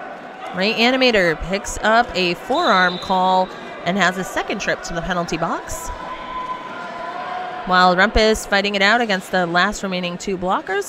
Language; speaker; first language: English; native; English